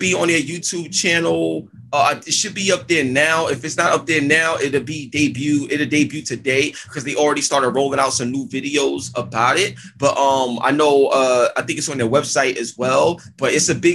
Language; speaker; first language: English; native; English